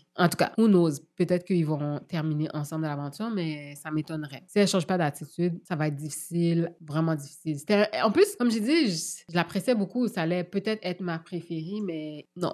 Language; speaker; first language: French; native; French